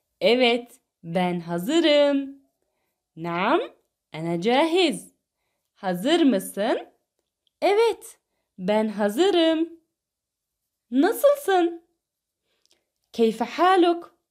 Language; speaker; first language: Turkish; non-native, fluent; Arabic